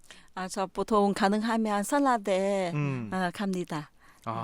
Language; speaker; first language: Korean; non-native, learner; Vietnamese